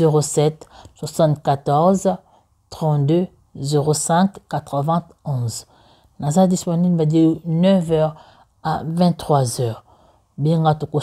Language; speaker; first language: French; non-native, local second language; Lingala